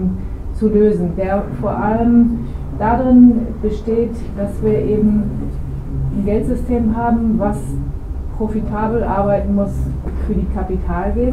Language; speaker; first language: German; native; German